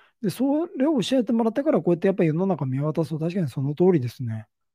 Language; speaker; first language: Japanese; native; Japanese